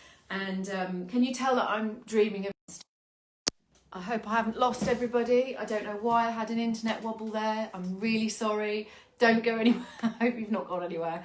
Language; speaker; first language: English; native; English